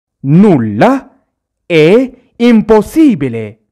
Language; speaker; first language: Italian; non-native, fluent; Arabic